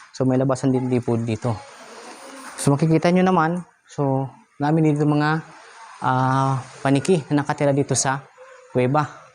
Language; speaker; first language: Filipino; non-native, local second language; Bikol